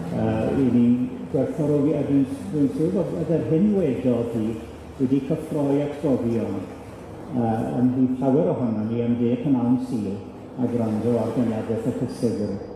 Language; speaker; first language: Welsh; native; Welsh